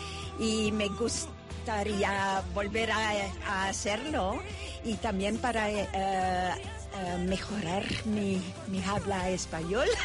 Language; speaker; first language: Spanish; non-native, learner; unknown